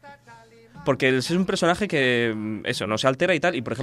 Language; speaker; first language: Spanish; native; Spanish